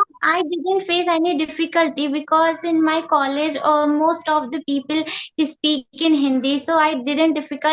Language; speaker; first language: English; non-native, learner; Hindi